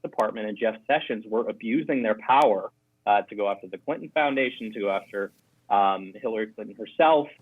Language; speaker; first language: English; native; English